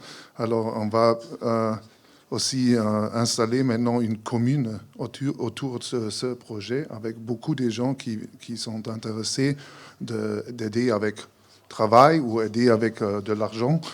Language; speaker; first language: French; non-native, fluent; German